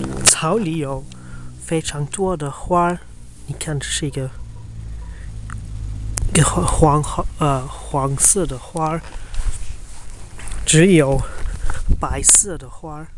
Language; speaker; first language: Chinese; non-native, learner; Dutch